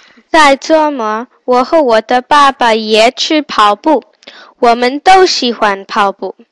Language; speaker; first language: Chinese; non-native, learner; English